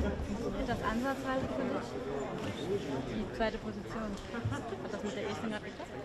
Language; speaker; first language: German; native; German